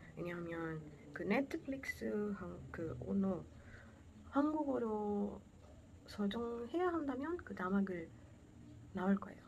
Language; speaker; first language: Korean; non-native, learner; Portuguese